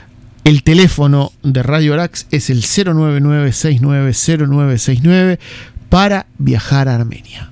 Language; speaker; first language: Spanish; native; Spanish